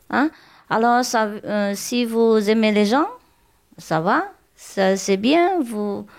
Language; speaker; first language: French; non-native, learner; Chinese